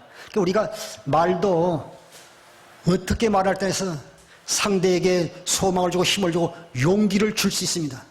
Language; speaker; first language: Korean; native; Korean